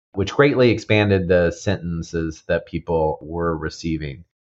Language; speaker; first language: English; native; English